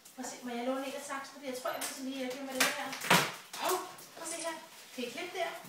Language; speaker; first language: Danish; native; Danish